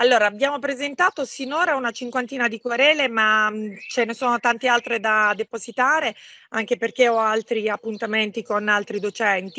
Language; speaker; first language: Italian; native; Italian